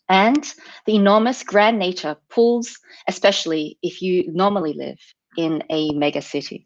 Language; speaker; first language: English; native; English